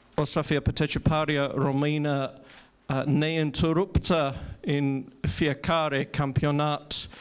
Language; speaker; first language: Romanian; non-native, learner; English